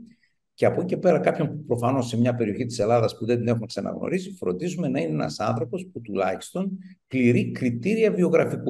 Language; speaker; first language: Greek; native; Greek